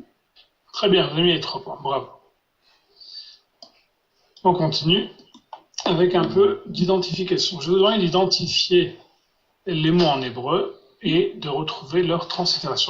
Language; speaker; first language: French; non-native, fluent; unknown